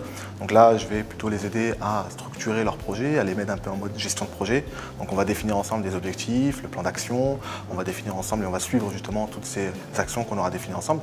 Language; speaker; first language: French; native; French